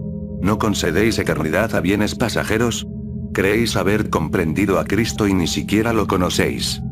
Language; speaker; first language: Spanish; native; Spanish